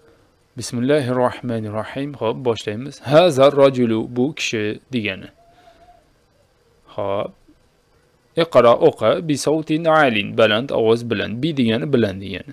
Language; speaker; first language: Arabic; non-native, fluent; Uzbek